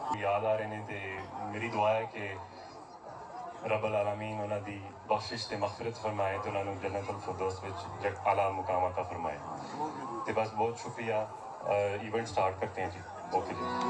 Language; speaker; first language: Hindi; non-native, local second language; Punjabi